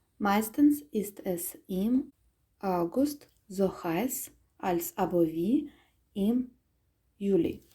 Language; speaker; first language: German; non-native, fluent; Ukrainian